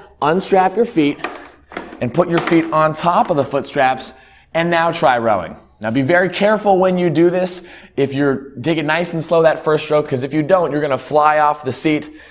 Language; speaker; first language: English; native; English